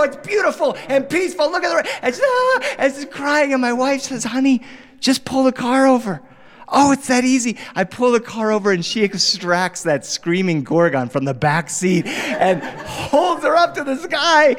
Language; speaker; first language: English; early bilingual, other home language; Spanish